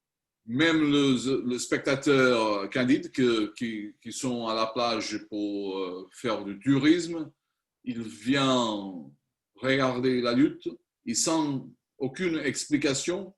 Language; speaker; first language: French; non-native, learner; Spanish